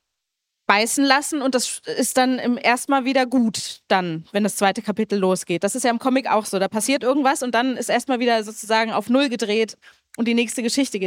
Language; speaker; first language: German; native; German